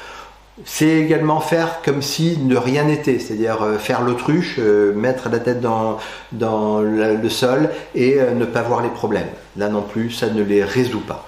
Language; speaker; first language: French; native; French